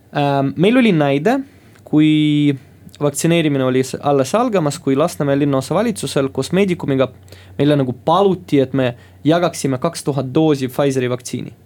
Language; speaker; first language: Estonian; non-native, local second language; Russian